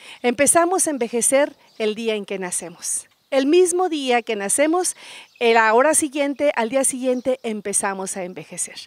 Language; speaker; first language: Spanish; native; Spanish